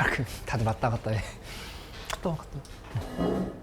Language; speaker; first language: Korean; native; Korean